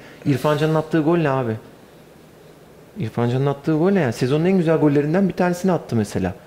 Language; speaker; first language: Turkish; native; Turkish